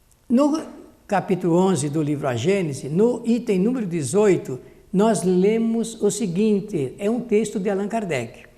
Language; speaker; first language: Portuguese; native; Portuguese